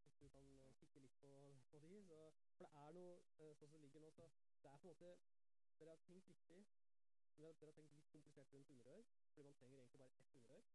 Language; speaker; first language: Norwegian; native; Norwegian